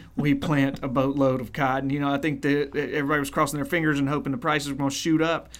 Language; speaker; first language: English; native; English